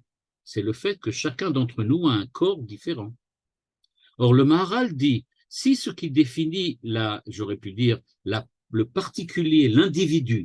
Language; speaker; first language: French; native; French